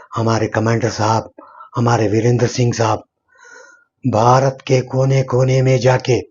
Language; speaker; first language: Hindi; non-native, local second language; Kannada